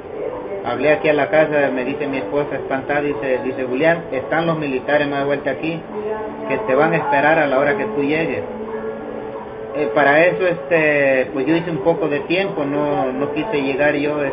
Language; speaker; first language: Spanish; native; Spanish